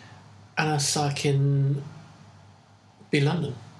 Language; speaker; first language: Arabic; non-native, learner; English